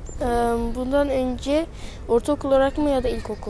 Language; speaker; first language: Turkish; non-native, local second language; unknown